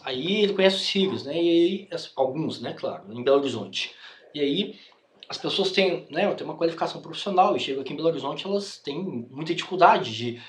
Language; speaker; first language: Portuguese; native; Portuguese